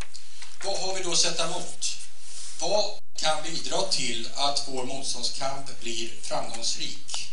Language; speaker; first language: Swedish; native; Swedish